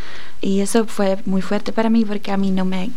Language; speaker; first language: Spanish; non-native, fluent; Czech